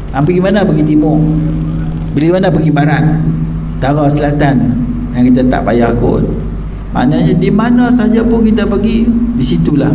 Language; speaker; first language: Malay; native; Malay